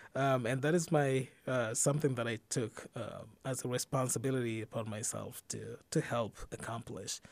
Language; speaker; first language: English; non-native, fluent; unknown